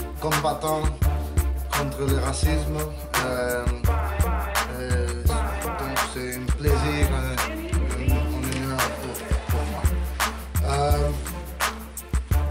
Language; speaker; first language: French; non-native, learner; Spanish